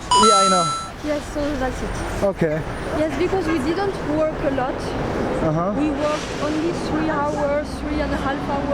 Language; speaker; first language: English; non-native, fluent; French